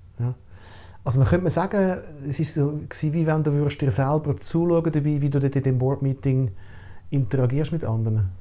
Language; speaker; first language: German; native; German